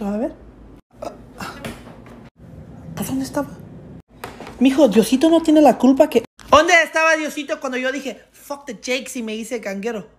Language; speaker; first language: Spanish; early bilingual, heritage; Spanish